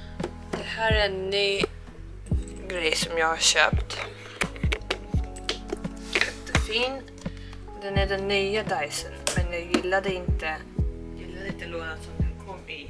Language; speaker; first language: Swedish; early bilingual, heritage; Korean